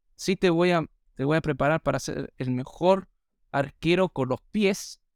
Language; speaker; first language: Spanish; non-native, fluent; English